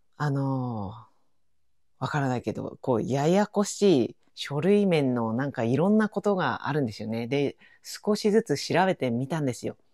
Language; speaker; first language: Japanese; native; Japanese